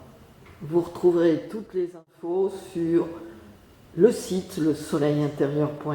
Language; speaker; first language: French; native; French